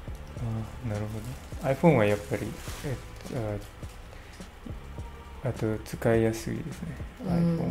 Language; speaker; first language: Japanese; non-native, learner; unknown